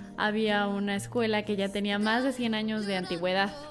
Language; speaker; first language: Spanish; native; Spanish